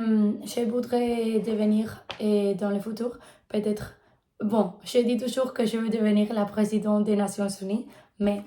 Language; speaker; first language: French; non-native, learner; Spanish